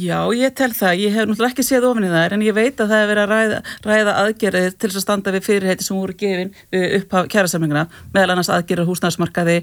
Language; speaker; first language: Icelandic; native; Icelandic